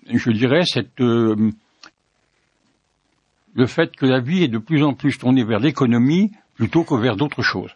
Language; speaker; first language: French; native; French